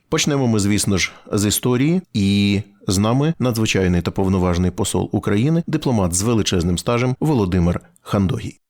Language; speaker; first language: Ukrainian; native; Ukrainian